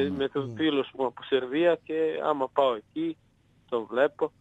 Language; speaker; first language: Greek; non-native, fluent; Serbian